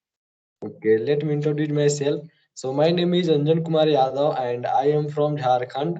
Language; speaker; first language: English; non-native, learner; Hindi